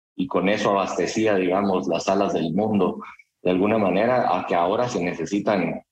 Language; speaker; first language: Spanish; native; Spanish